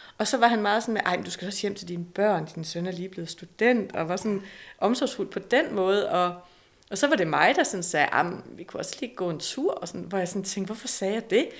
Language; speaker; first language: Danish; native; Danish